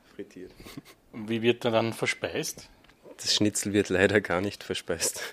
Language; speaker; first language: German; native; German